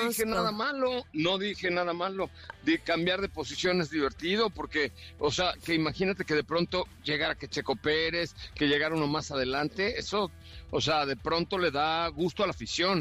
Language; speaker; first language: Spanish; native; Spanish